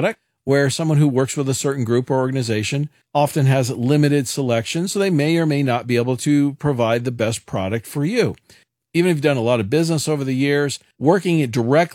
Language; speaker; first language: English; native; English